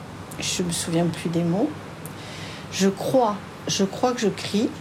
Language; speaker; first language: French; native; French